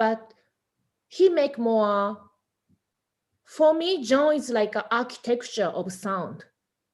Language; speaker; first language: English; non-native, learner; Japanese